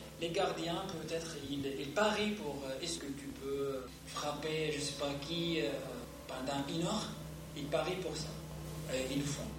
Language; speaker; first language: French; non-native, learner; Arabic